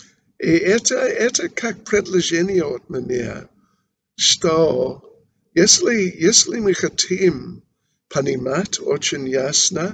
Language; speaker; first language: Russian; non-native, learner; English